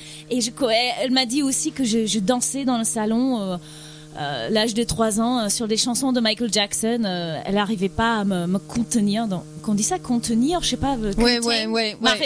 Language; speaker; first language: French; non-native, fluent; English